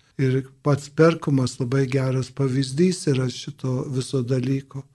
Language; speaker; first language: Lithuanian; early bilingual, heritage; Lithuanian